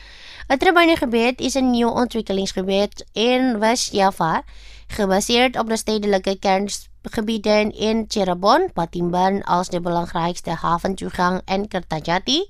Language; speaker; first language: Dutch; non-native, learner; Indonesian